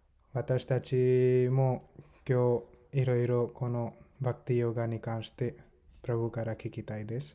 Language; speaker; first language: Japanese; non-native, fluent; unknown